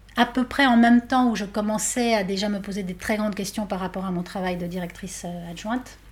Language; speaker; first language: French; non-native, fluent; Spanish